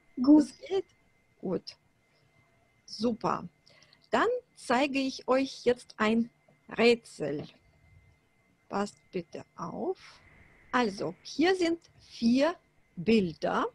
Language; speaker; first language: German; non-native, fluent; Russian